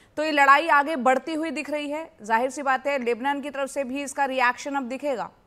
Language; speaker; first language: Hindi; native; Hindi